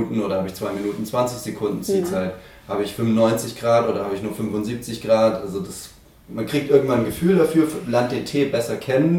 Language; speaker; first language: German; native; German